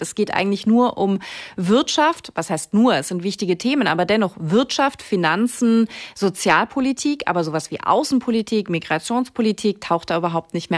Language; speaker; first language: German; native; German